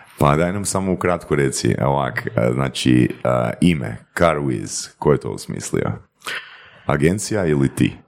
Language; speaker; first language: Croatian; native; Croatian